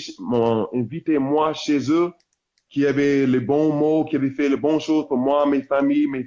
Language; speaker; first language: French; non-native, learner; English